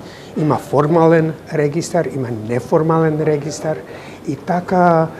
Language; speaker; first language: Macedonian; non-native, fluent; English